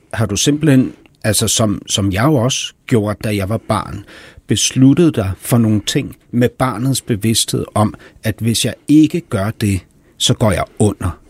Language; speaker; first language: Danish; early bilingual, heritage; Danish